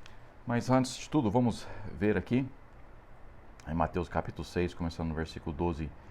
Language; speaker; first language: Portuguese; non-native, fluent; English